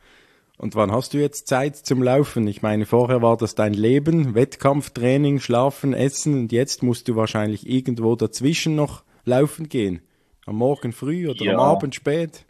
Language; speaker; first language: German; native; German